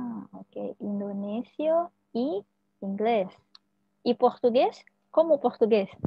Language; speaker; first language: Portuguese; non-native, fluent; Indonesian